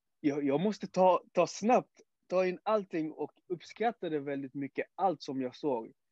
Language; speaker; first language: Swedish; early bilingual, other home language; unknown